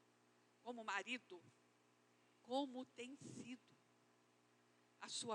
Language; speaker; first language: Portuguese; native; Portuguese